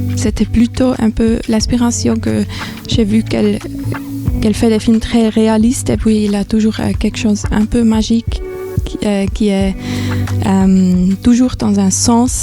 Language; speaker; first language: French; non-native, fluent; German